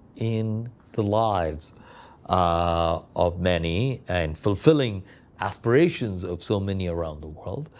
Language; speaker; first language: English; non-native, local second language; Malayalam